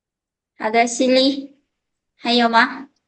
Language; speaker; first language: Chinese; non-native, fluent; Lao